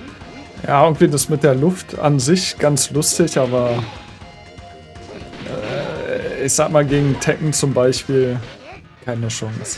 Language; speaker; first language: German; native; German